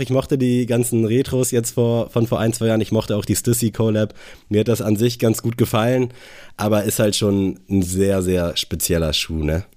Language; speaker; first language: German; native; German